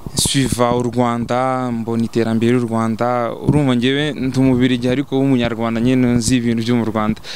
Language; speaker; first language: Kinyarwanda; early bilingual, heritage; Kinyarwanda